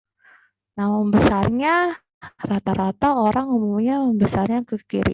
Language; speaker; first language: Indonesian; native; Indonesian